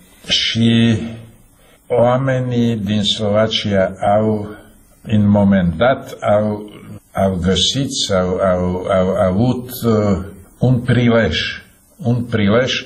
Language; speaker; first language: Romanian; non-native, fluent; Slovak